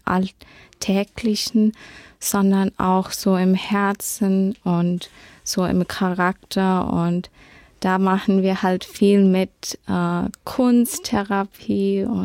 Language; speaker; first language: German; early bilingual, heritage; German